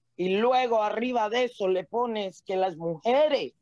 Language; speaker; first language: Spanish; early bilingual, heritage; Spanish